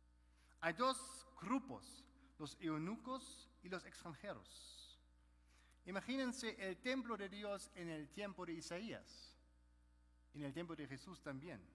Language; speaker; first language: Spanish; non-native, fluent; German